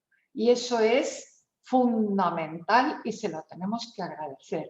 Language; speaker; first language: Spanish; native; Spanish